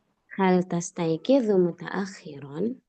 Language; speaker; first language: Arabic; non-native, fluent; Indonesian